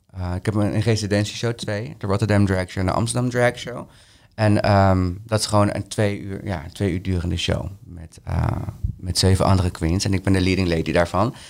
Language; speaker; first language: Dutch; early bilingual, other home language; Spanish